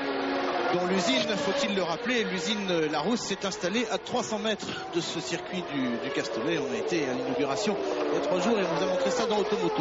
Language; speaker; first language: French; native; French